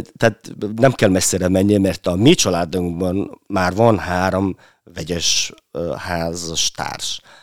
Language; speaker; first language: Hungarian; non-native, fluent; Mongolian